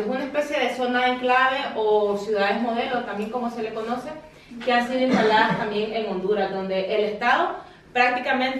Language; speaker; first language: Spanish; native; Spanish